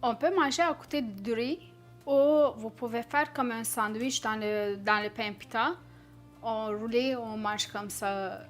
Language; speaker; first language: French; non-native, learner; Turkish